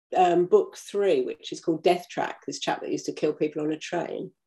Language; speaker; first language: English; native; English